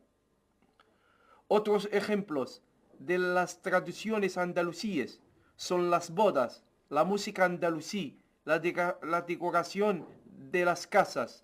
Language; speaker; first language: Spanish; non-native, fluent; Arabic